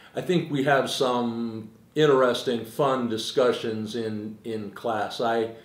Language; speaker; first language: English; native; English